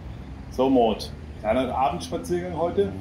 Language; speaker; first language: German; native; German